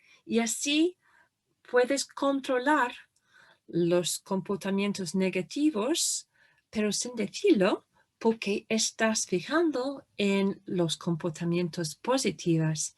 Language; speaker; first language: Spanish; non-native, fluent; English